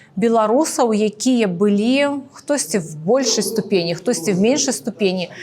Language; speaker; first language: Belarusian; non-native, local second language; Russian